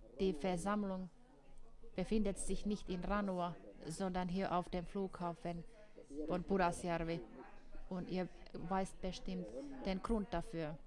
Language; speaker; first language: German; non-native, fluent; Finnish